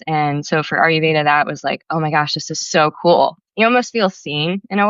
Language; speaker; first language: English; native; English